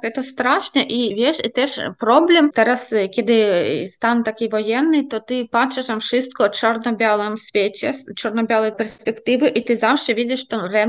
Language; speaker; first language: Polish; non-native, fluent; Ukrainian